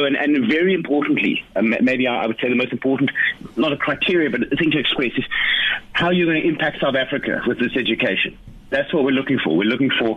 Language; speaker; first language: English; native; English